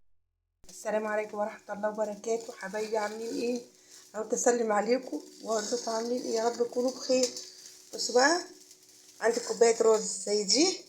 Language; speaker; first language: Arabic; native; Arabic